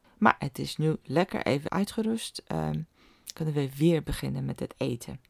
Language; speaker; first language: Dutch; non-native, fluent; Polish